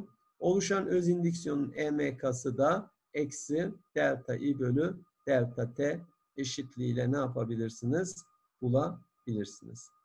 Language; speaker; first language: Turkish; native; Turkish